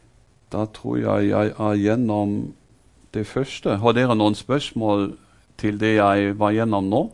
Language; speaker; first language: Norwegian; non-native, fluent; German